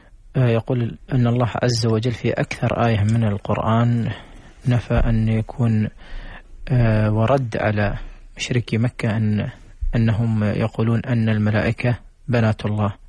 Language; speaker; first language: Arabic; native; Arabic